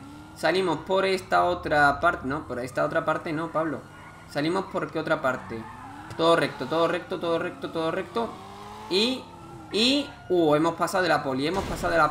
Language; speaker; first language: Spanish; native; Spanish